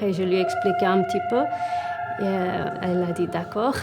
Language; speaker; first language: French; non-native, fluent; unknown